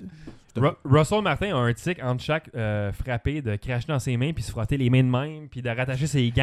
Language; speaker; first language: French; native; French